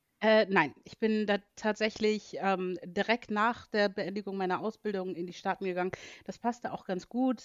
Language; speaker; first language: German; native; German